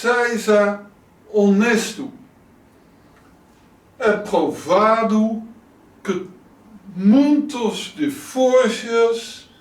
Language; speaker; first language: Portuguese; non-native, learner; Dutch